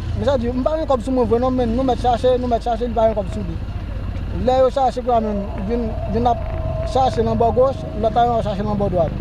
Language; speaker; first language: Haitian Creole; native; Haitian Creole